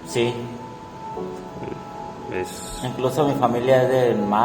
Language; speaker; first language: Spanish; native; Spanish